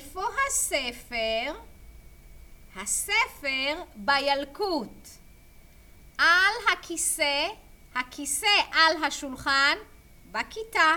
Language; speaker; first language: Hebrew; non-native, fluent; English